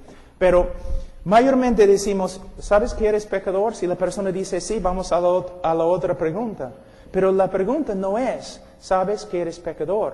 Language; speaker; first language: Spanish; non-native, fluent; English